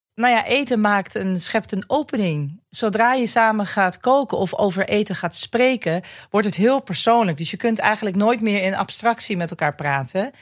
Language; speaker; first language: Dutch; native; Dutch